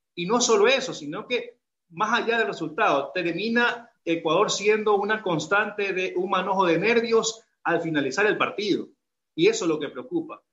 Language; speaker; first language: Spanish; native; Spanish